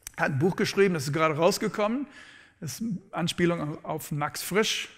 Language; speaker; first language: German; non-native, fluent; English